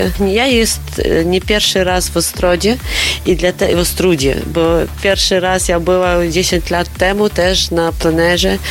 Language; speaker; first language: Polish; non-native, learner; Ukrainian